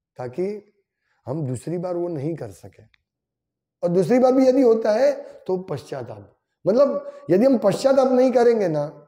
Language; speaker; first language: Hindi; non-native, local second language; Gujarati